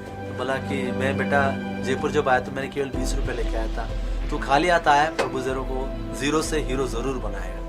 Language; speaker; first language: Hindi; non-native, local second language; Kannada